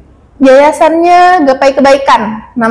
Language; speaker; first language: Indonesian; native; Indonesian